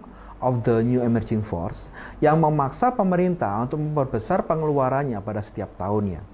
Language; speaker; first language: Indonesian; native; Indonesian